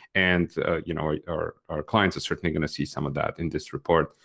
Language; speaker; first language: English; non-native, fluent; Bulgarian